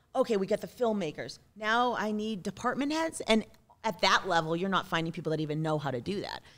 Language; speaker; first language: English; native; English